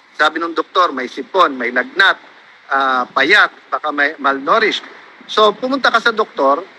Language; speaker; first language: Filipino; native; Filipino